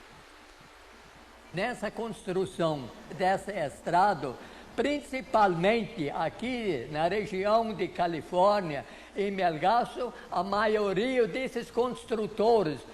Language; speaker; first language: Portuguese; non-native, local second language; Low German